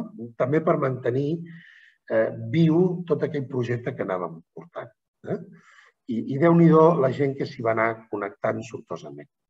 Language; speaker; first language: Catalan; native; Catalan